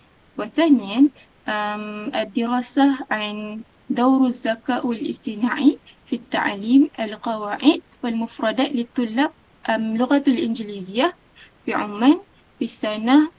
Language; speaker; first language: Arabic; non-native, learner; Malay